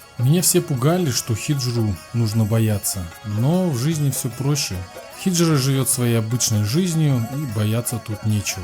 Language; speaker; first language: Russian; native; Russian